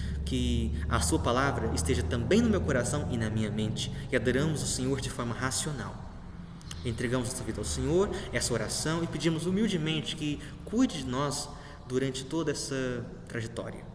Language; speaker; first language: Portuguese; native; Portuguese